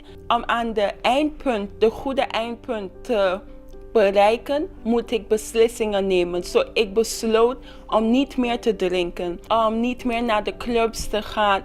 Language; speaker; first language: Dutch; non-native, local second language; Papiamento